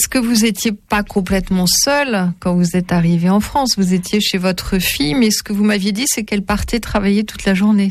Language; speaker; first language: French; native; French